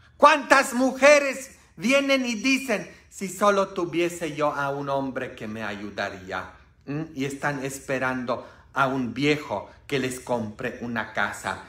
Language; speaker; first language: Spanish; non-native, fluent; Polish